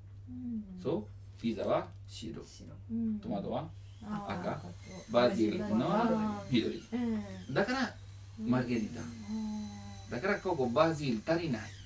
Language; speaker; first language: Japanese; non-native, learner; Italian